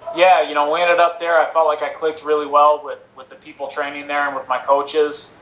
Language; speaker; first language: English; early bilingual, other home language; Spanish